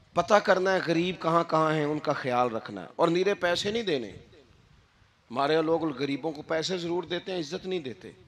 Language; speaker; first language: Urdu; non-native, local second language; Punjabi